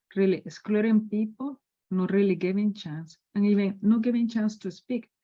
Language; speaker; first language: English; non-native, fluent; Spanish